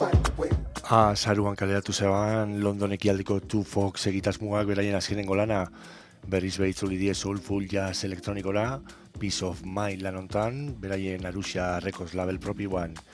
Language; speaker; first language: Basque; native; Basque